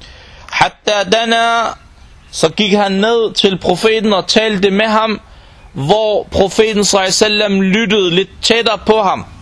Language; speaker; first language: Danish; non-native, local second language; Arabic